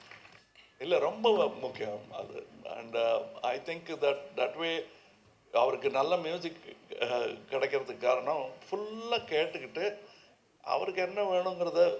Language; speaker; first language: Tamil; native; Tamil